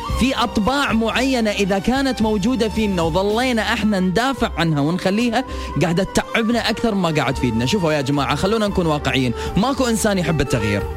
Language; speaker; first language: Arabic; native; Arabic